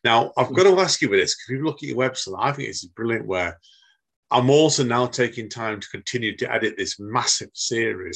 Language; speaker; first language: English; native; English